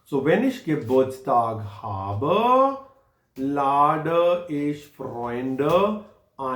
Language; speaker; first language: German; non-native, fluent; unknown